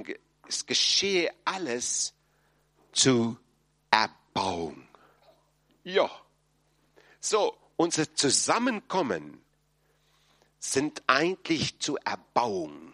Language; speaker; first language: German; non-native, fluent; English